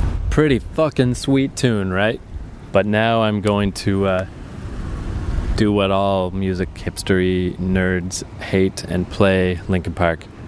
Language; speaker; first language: English; native; English